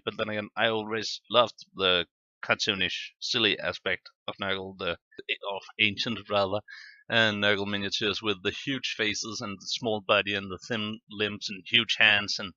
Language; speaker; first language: English; non-native, fluent; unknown